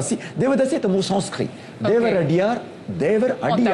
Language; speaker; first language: French; non-native, local second language; Tamil